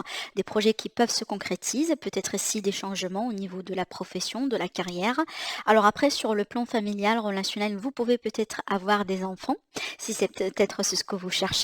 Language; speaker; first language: French; native; French